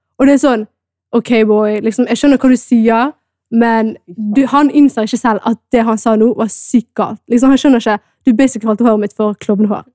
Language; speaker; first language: Norwegian; early bilingual, other home language; Amharic